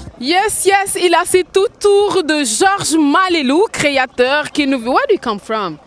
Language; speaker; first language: French; non-native, local second language; Wolof